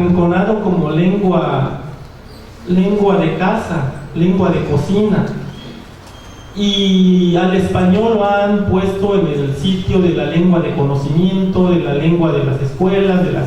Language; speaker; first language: Spanish; non-native, local second language; Zapotec